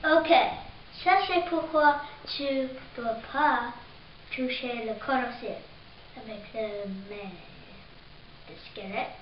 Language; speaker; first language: French; non-native, learner; English